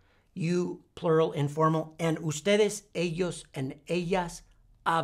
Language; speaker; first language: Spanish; non-native, fluent; English